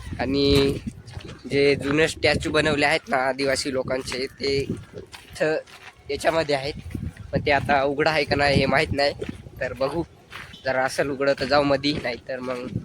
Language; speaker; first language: Marathi; non-native, local second language; Kukna